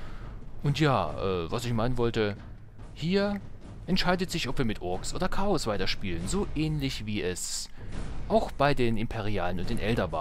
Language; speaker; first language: German; native; German